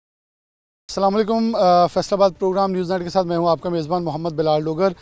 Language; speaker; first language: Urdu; non-native, local second language; Punjabi